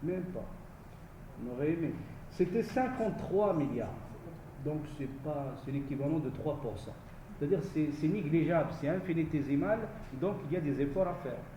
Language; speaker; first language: French; non-native, local second language; Arabic